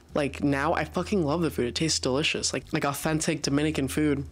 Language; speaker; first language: English; early bilingual, other home language; Spanish